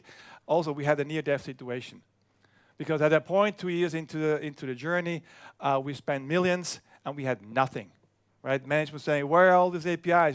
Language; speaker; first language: English; non-native, fluent; German